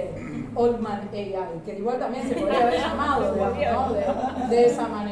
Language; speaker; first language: Spanish; native; Spanish